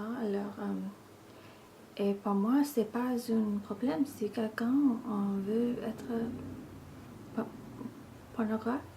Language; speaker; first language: French; non-native, fluent; English